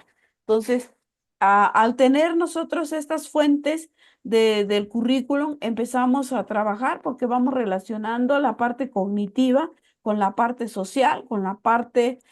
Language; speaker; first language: Spanish; native; Spanish